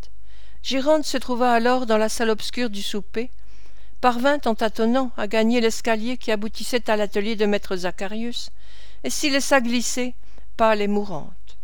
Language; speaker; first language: French; native; French